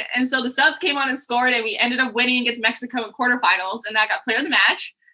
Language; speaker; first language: English; native; English